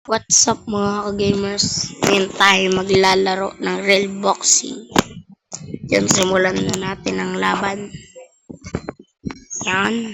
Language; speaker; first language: Filipino; native; Filipino